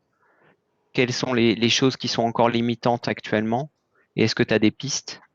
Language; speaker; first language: French; native; French